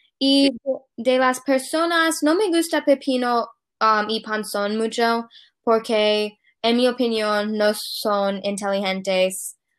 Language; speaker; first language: Spanish; non-native, learner; English